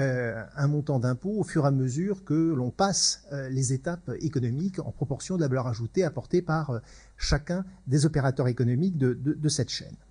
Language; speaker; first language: French; native; French